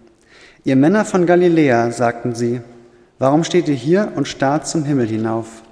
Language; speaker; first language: German; native; German